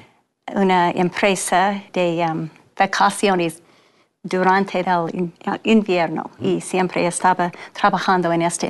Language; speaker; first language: Spanish; non-native, learner; English